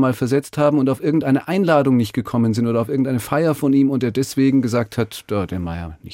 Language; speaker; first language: German; native; German